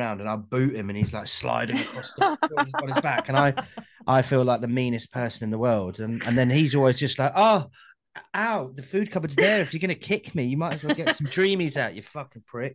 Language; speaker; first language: English; native; English